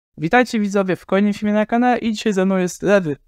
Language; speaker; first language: Polish; native; Polish